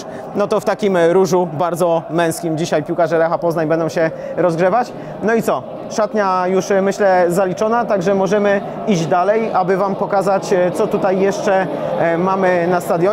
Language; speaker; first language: Polish; native; Polish